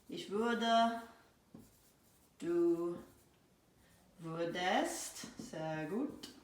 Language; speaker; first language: German; non-native, fluent; English